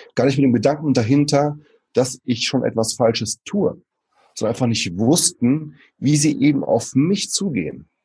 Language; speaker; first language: German; early bilingual, other home language; Portuguese